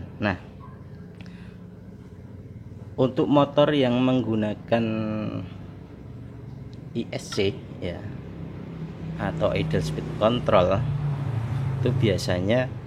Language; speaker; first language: Indonesian; native; Indonesian